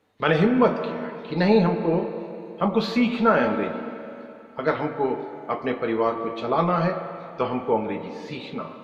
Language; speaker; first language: Hindi; non-native, local second language; Urdu